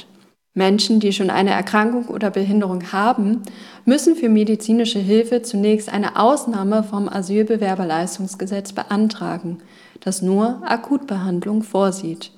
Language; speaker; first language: German; native; German